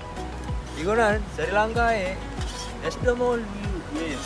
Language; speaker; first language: Korean; non-native, learner; Sinhala